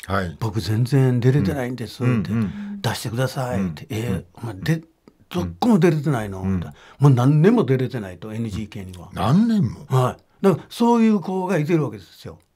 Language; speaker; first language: Japanese; native; Japanese